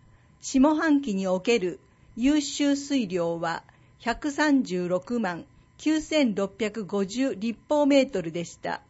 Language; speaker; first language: Japanese; native; Japanese